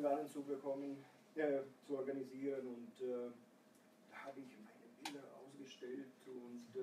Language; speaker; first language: German; non-native, fluent; Croatian